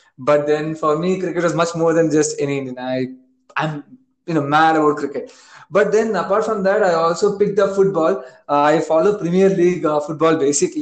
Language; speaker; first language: English; non-native, local second language; Malayalam